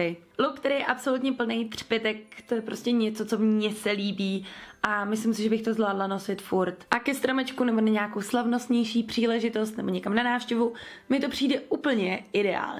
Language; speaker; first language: Czech; native; Czech